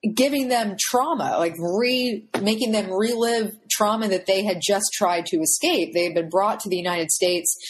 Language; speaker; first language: English; native; English